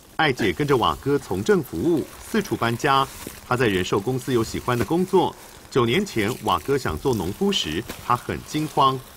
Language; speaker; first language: Chinese; native; Chinese